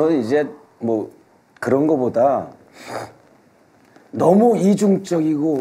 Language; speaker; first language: Korean; native; Korean